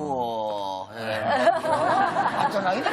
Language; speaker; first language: Indonesian; non-native, fluent; Japanese